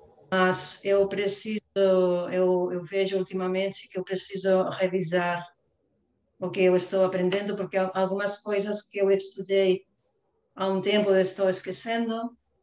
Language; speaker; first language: Portuguese; non-native, fluent; Spanish